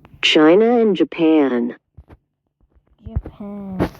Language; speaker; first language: English; non-native, learner; Turkish